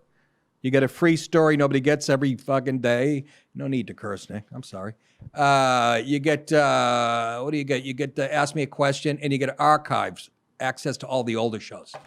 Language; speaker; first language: English; native; English